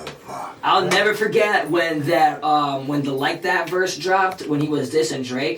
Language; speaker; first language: English; early bilingual, other home language; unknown